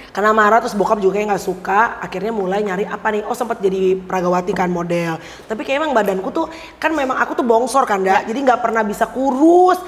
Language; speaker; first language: Indonesian; native; Indonesian